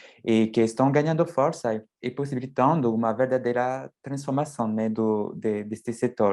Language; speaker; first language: Portuguese; non-native, fluent; French